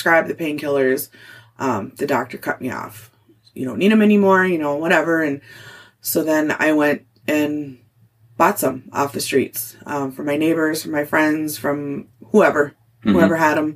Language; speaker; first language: English; native; English